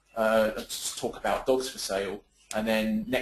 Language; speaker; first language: English; native; English